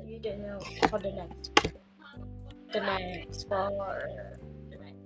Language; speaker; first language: English; non-native, learner; Indonesian